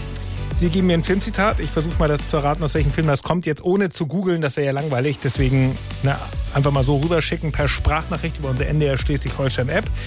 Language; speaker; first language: German; native; German